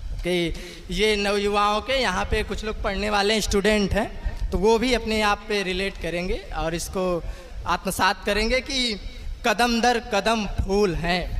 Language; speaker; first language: Hindi; native; Hindi